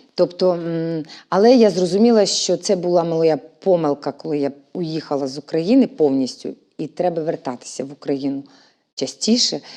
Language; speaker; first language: Ukrainian; native; Ukrainian